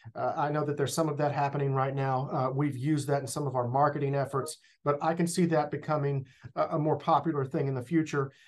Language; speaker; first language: English; native; English